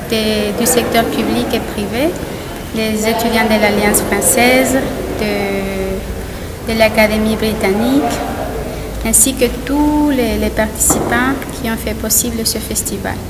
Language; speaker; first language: French; non-native, fluent; Spanish